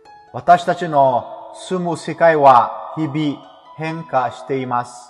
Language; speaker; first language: Japanese; non-native, fluent; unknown